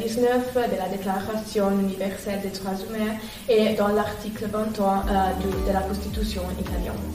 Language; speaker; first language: French; non-native, learner; Italian